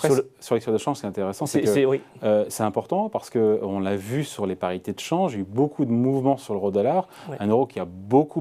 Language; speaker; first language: French; native; French